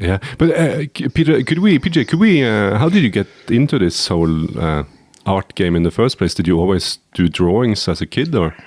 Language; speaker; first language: English; non-native, fluent; Norwegian